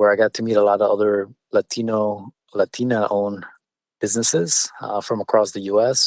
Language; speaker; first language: English; early bilingual, other home language; Spanish